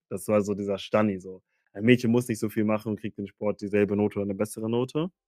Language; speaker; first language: German; early bilingual, other home language; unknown